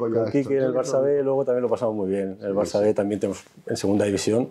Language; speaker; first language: Spanish; early bilingual, other home language; Catalan